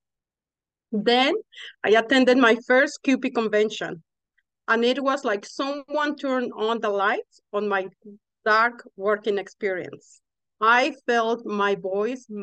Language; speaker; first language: English; non-native, fluent; Spanish